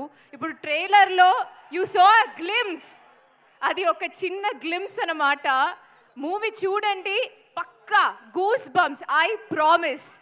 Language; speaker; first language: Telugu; non-native, local second language; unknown